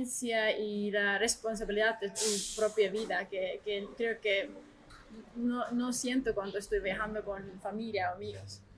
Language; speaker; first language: Spanish; non-native, learner; Estonian